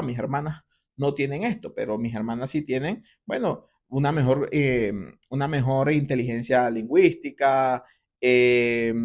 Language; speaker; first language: Spanish; native; Spanish